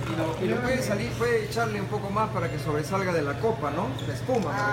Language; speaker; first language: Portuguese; non-native, learner; Spanish